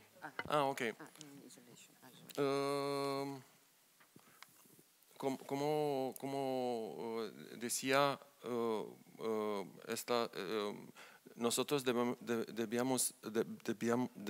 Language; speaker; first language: Spanish; non-native, learner; Romanian